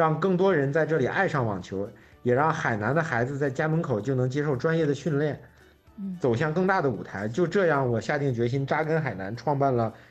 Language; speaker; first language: Chinese; native; Chinese